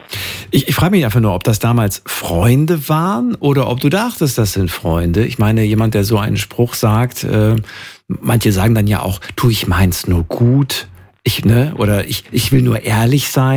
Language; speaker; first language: German; native; German